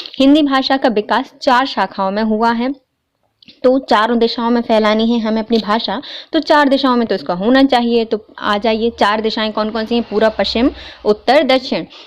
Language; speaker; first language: Hindi; native; Hindi